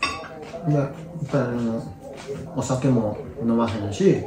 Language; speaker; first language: Japanese; native; Japanese